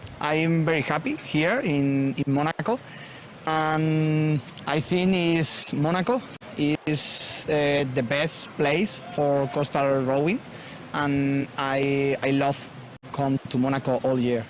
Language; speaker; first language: English; non-native, learner; Spanish